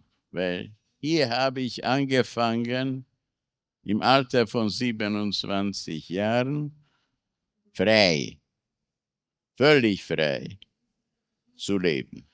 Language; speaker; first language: German; non-native, fluent; Hungarian